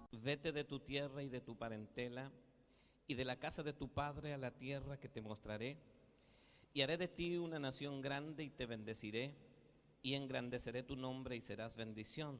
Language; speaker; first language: Spanish; native; Spanish